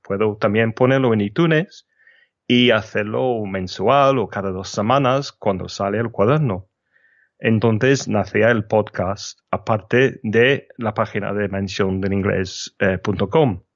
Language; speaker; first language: Spanish; non-native, fluent; English